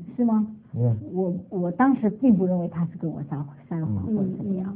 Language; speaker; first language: Chinese; native; Chinese